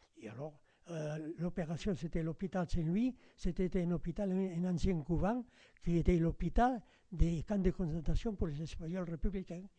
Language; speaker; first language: French; non-native, fluent; Spanish